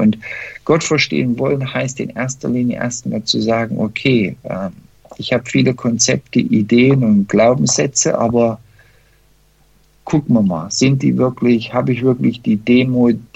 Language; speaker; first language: German; early bilingual, heritage; German